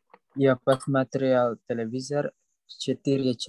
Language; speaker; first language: Russian; non-native, learner; Indonesian